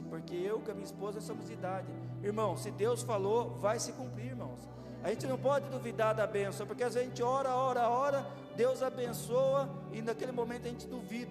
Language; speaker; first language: Portuguese; native; Portuguese